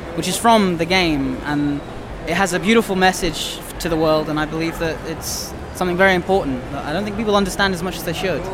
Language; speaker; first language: English; native; English